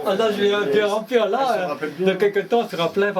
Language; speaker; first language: French; native; French